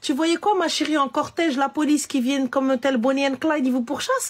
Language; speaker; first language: French; native; French